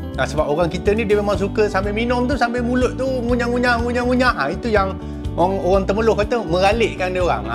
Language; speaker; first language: Malay; native; Malay